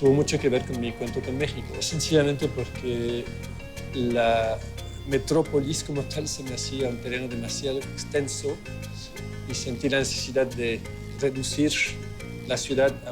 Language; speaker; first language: Spanish; non-native, fluent; Dutch